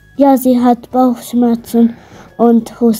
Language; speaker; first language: German; non-native, learner; Arabic